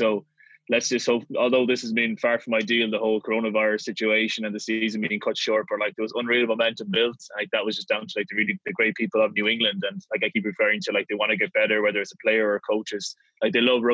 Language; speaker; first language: English; native; English